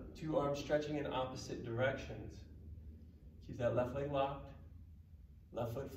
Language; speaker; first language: English; native; English